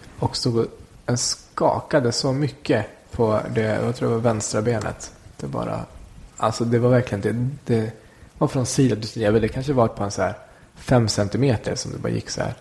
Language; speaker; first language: Swedish; early bilingual, other home language; Kurdish